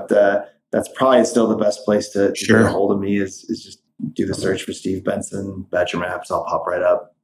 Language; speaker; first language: English; native; English